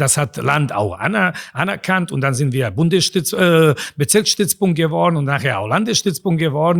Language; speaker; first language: German; non-native, fluent; Bosnian